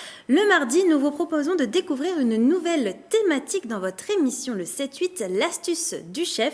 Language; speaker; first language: French; native; French